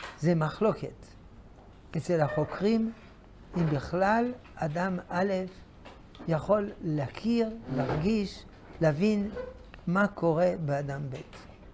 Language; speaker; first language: Hebrew; non-native, fluent; French